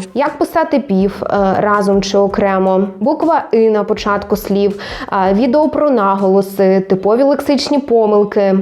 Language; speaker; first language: Ukrainian; non-native, local second language; Russian